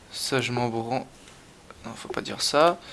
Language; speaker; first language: French; native; French